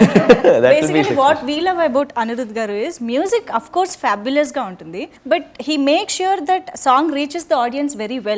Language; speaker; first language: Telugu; native; Telugu